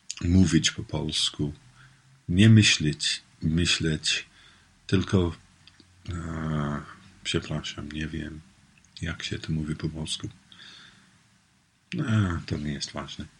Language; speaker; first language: Polish; non-native, learner; English